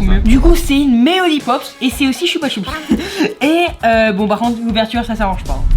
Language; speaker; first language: French; native; French